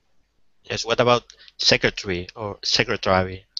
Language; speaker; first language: English; non-native, learner; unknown